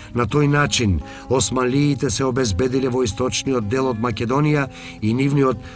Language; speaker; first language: Macedonian; native; Macedonian